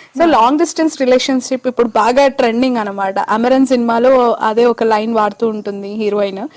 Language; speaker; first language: Telugu; native; Telugu